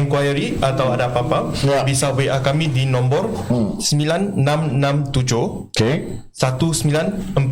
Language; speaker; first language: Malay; non-native, local second language; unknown